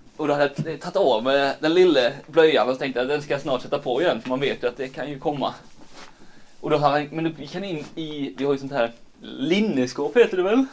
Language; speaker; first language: Swedish; native; Swedish